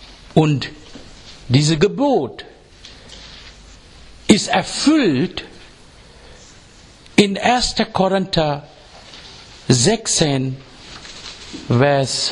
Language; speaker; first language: German; non-native, fluent; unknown